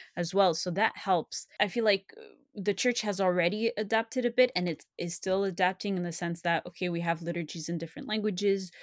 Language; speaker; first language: English; non-native, fluent; French